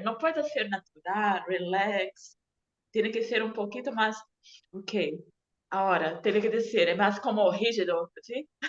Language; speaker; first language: Spanish; non-native, learner; Portuguese